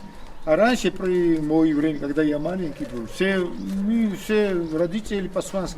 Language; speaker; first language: Russian; non-native, local second language; Svan